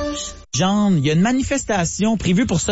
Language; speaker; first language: French; native; French